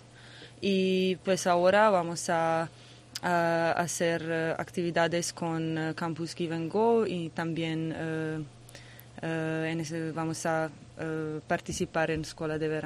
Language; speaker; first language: Spanish; non-native, learner; Croatian